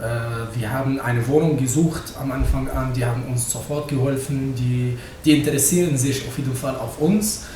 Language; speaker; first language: German; non-native, fluent; Arabic